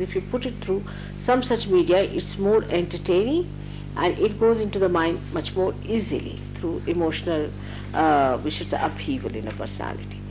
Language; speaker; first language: English; non-native, local second language; Marathi